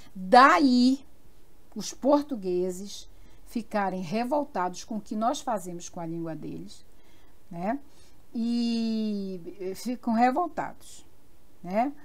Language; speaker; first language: Portuguese; native; Portuguese